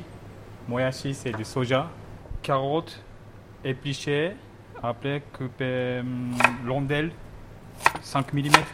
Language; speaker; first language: French; non-native, fluent; Japanese